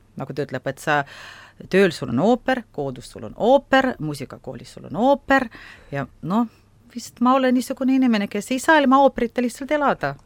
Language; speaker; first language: Estonian; non-native, local second language; Russian